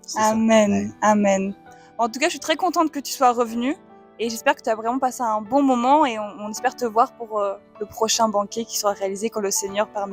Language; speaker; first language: French; native; French